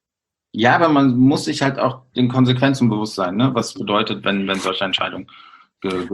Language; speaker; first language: German; native; German